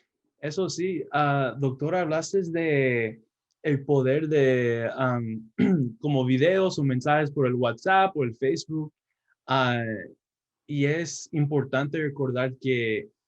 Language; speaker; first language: Spanish; early bilingual, heritage; Spanish